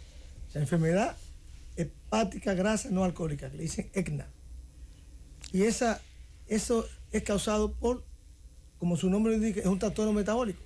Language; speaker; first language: Spanish; native; Spanish